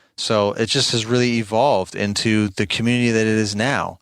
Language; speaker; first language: English; native; English